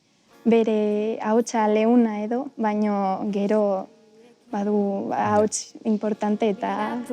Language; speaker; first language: Basque; non-native, local second language; Spanish